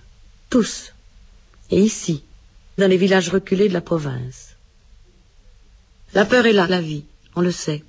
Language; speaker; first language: French; native; French